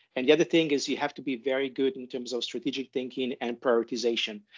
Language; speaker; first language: English; non-native, fluent; Italian